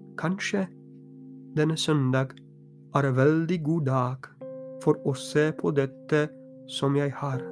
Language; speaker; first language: Norwegian; non-native, fluent; Polish